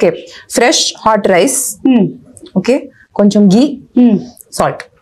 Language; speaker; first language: Telugu; non-native, learner; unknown